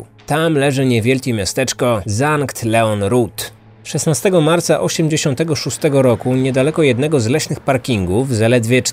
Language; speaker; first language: Polish; native; Polish